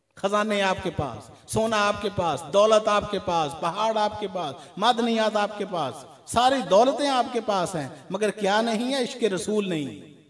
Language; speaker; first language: Urdu; non-native, local second language; Punjabi